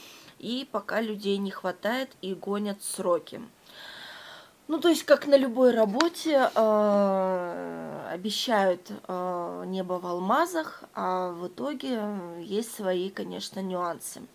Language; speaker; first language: Russian; native; Russian